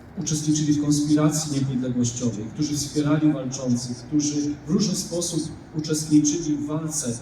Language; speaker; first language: Polish; native; Polish